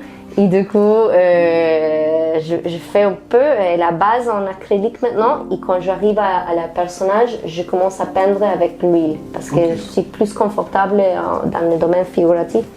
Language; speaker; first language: French; non-native, fluent; Spanish